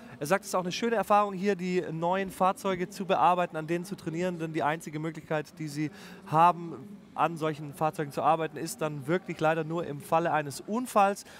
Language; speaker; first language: German; native; German